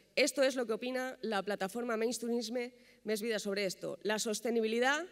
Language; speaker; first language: Spanish; native; Spanish